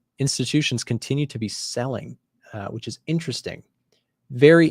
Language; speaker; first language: English; native; English